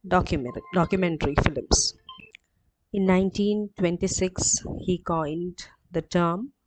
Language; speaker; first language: English; non-native, local second language; Malayalam